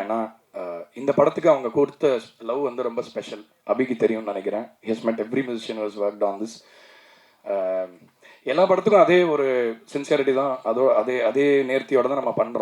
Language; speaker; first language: Tamil; native; Tamil